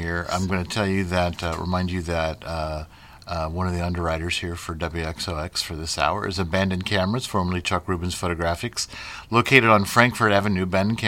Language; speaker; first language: English; native; English